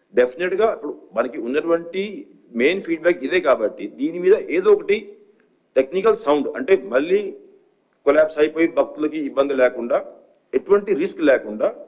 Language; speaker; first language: Telugu; non-native, fluent; Hindi